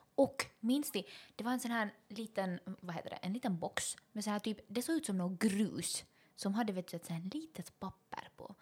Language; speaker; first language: Swedish; native; Swedish